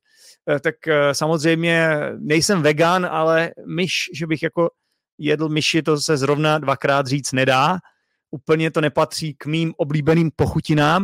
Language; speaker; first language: Czech; native; Czech